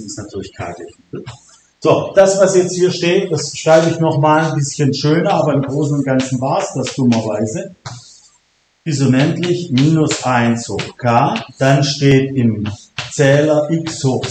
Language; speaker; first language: German; native; German